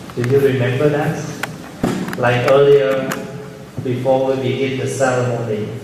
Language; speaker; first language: English; early bilingual, other home language; Vietnamese